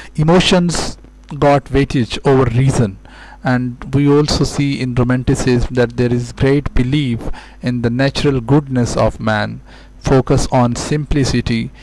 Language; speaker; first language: English; non-native, local second language; Urdu